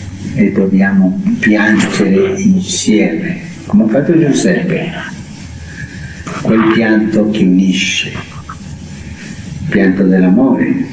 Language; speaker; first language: Italian; early bilingual, heritage; Spanish